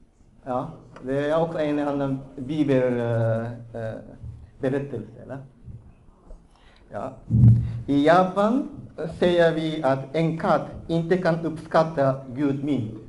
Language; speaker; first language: Swedish; non-native, fluent; Japanese